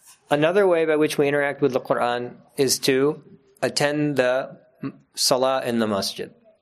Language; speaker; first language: English; native; English